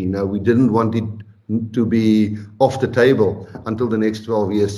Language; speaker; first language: English; non-native, local second language; Afrikaans